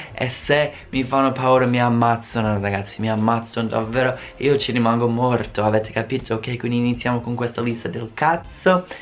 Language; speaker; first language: Italian; non-native, fluent; English